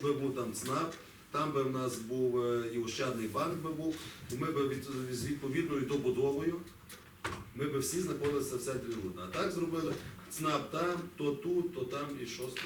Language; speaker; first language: Ukrainian; native; Ukrainian